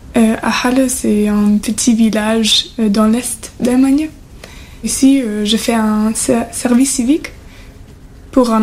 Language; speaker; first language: French; non-native, fluent; German